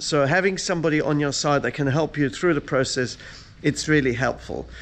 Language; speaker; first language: English; non-native, fluent; Italian